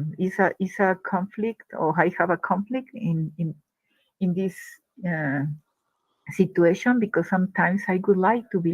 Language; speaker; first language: English; non-native, learner; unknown